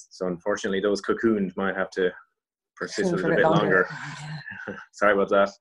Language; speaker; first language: English; native; English